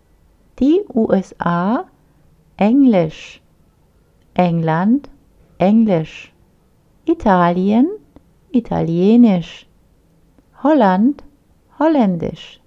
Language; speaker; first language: German; non-native, fluent; Turkish